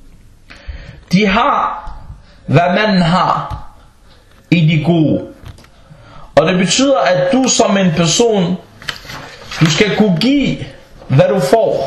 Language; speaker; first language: Danish; non-native, local second language; Arabic